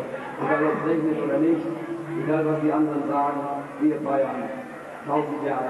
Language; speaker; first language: German; non-native, fluent; English